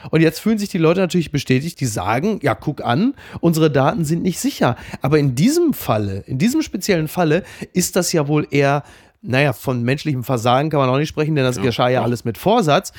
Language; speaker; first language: German; native; German